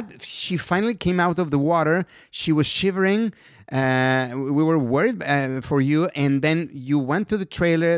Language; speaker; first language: English; non-native, fluent; Spanish